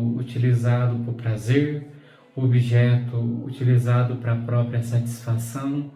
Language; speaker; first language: Portuguese; native; Portuguese